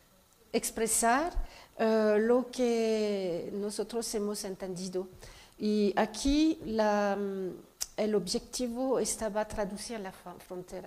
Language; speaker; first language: Spanish; non-native, fluent; French